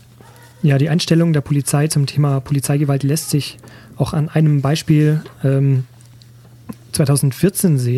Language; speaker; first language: German; native; German